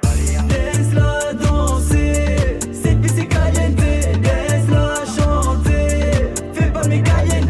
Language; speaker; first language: French; native; French